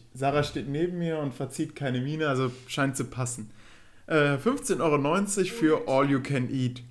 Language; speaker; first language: German; native; German